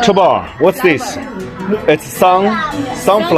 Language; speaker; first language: English; non-native, learner; Chinese